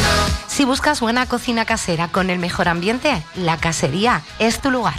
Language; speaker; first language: Spanish; native; Spanish